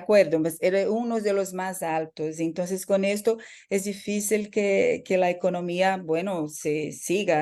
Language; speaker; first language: Spanish; non-native, fluent; Portuguese